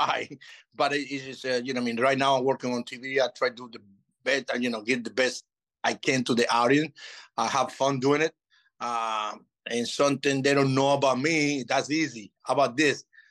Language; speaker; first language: English; non-native, fluent; Spanish